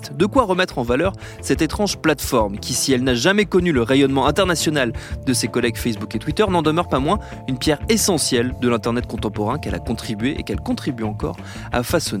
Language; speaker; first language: French; native; French